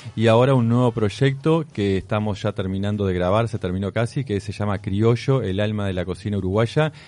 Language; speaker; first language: Spanish; native; Spanish